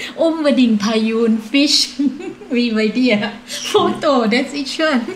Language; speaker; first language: German; non-native, learner; Thai